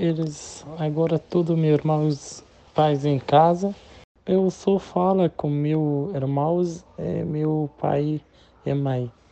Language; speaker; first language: Portuguese; non-native, learner; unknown